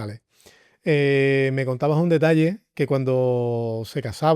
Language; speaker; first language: Spanish; native; Spanish